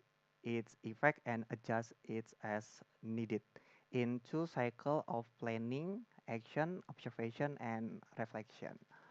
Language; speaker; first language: English; non-native, learner; Indonesian